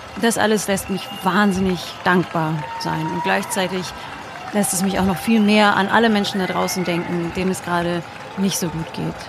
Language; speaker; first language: German; native; German